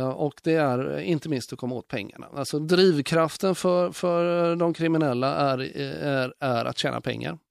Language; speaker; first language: Swedish; native; Swedish